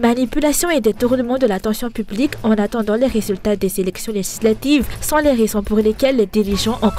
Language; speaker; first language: French; non-native, local second language; Malagasy